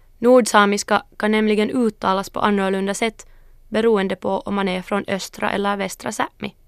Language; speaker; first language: Swedish; early bilingual, other home language; Northern Sami